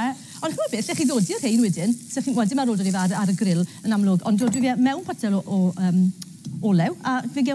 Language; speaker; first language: Welsh; native; Welsh